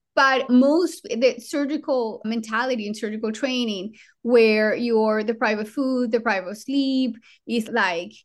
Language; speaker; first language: English; non-native, fluent; Spanish